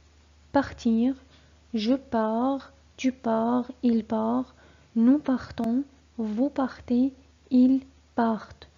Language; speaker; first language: French; non-native, fluent; Arabic